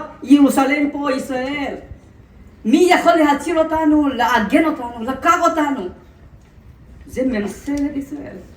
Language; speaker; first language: Hebrew; non-native, fluent; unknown